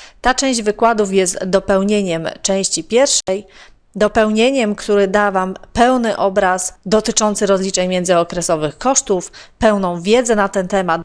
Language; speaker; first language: Polish; native; Polish